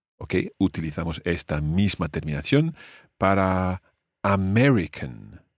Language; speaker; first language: Spanish; non-native, fluent; English